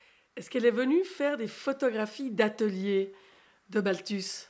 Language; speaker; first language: French; native; French